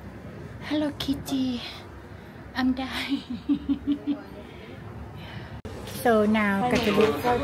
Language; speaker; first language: English; non-native, learner; Thai